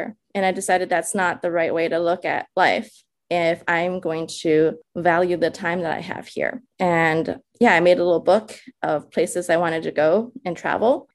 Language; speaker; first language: English; early bilingual, other home language; Chinese